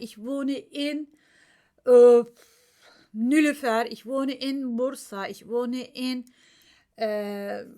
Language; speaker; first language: German; non-native, fluent; Turkish